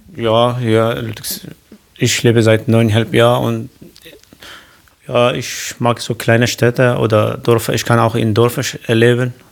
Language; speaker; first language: German; non-native, learner; Kurdish